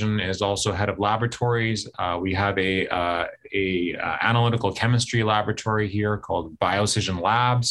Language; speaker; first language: English; native; English